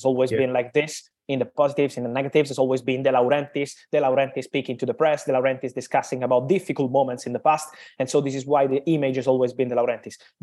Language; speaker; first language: English; non-native, fluent; Italian